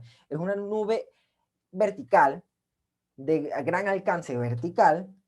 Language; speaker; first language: Spanish; native; Spanish